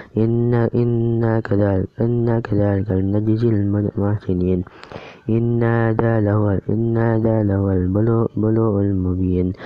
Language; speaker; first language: Arabic; non-native, learner; Indonesian